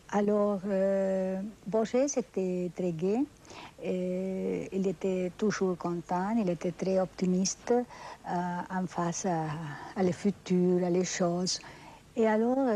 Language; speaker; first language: French; non-native, fluent; Spanish